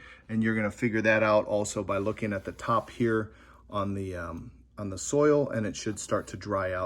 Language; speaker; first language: English; native; English